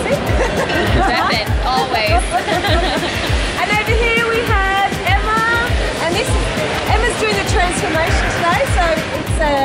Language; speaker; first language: English; native; English